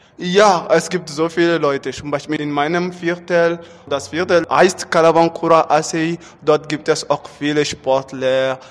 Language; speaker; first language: German; non-native, learner; Bambara